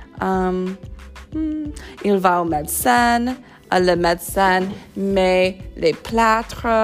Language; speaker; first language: French; non-native, learner; English